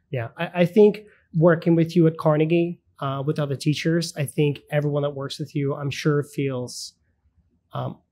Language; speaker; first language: English; early bilingual, other home language; Russian